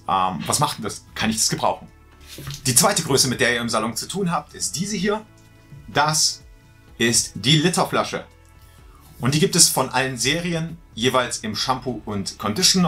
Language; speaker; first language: German; native; German